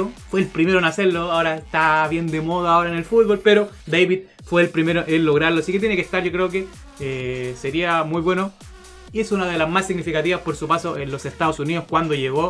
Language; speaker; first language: Spanish; native; Spanish